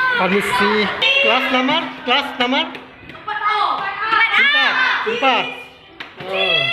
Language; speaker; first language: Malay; non-native, learner; Bangla